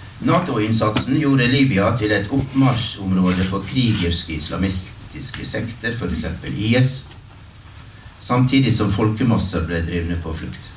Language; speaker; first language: Norwegian; native; Norwegian